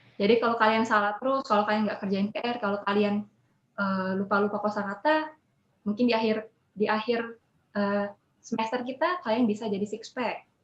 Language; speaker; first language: Indonesian; native; Indonesian